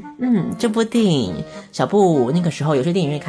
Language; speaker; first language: Chinese; native; Chinese